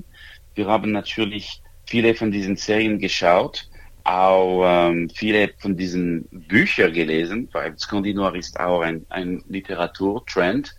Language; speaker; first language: German; non-native, local second language; French